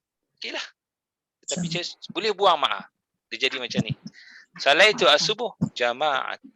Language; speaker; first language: Malay; native; Malay